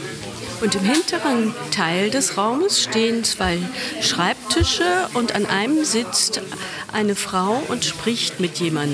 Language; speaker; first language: German; native; German